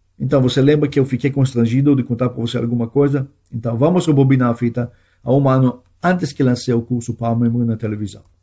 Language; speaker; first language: Portuguese; non-native, fluent; Hebrew